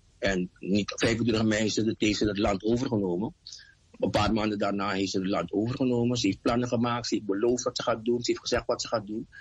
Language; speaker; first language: Dutch; native; Dutch